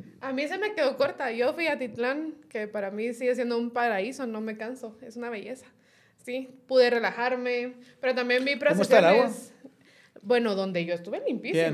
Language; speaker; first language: Spanish; native; Spanish